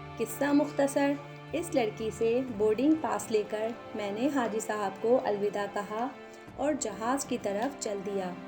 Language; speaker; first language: Urdu; non-native, local second language; Pahari-Potwari